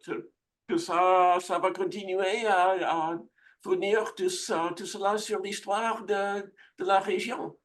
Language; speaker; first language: French; non-native, fluent; English